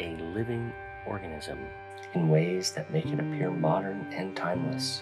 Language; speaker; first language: English; native; English